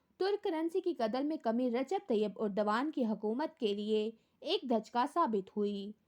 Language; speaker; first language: Urdu; native; Urdu